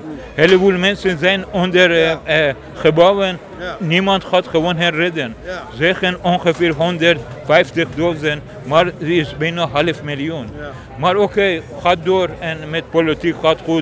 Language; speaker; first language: Dutch; non-native, learner; Persian